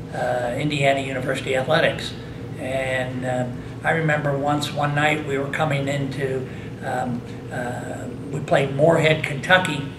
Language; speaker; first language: English; native; English